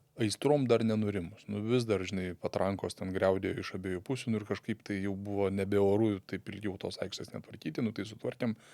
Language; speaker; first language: Lithuanian; native; Lithuanian